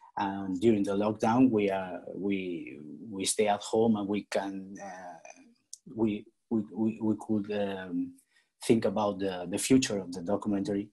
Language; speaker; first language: English; non-native, learner; Spanish